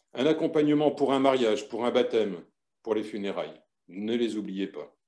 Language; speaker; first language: French; native; French